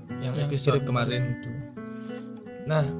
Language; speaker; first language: Indonesian; native; Indonesian